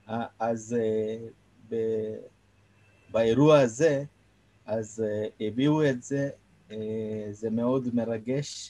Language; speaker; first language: Hebrew; non-native, fluent; Telugu